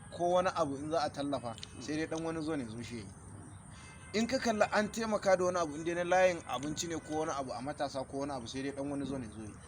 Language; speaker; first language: Hausa; native; Hausa